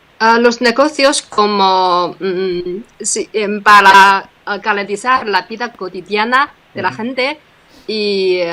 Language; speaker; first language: Spanish; non-native, fluent; Chinese